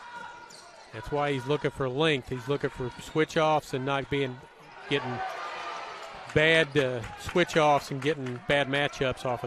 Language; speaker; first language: English; native; English